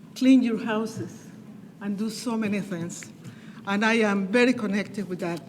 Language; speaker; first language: English; non-native, fluent; Spanish